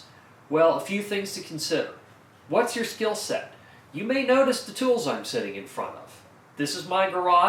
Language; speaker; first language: English; native; English